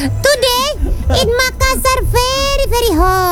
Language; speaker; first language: English; non-native, learner; Indonesian